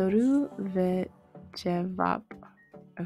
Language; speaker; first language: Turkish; non-native, learner; English